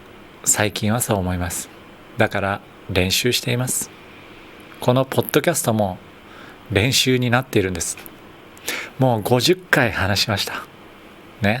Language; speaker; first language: Japanese; native; Japanese